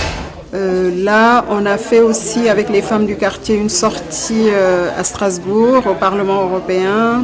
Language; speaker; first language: French; non-native, local second language; Wolof